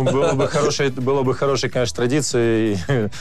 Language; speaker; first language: Russian; native; Russian